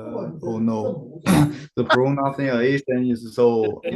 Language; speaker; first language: English; non-native, learner; Chinese